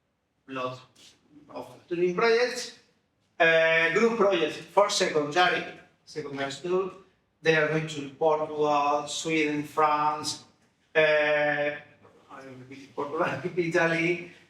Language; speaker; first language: English; non-native, fluent; Spanish